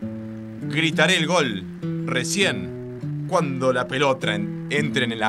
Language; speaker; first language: Spanish; native; Spanish